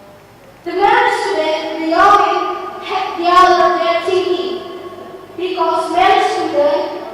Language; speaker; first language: English; non-native, learner; Indonesian